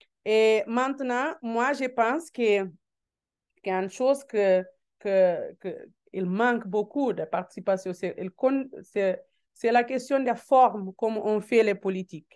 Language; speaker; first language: French; non-native, learner; Portuguese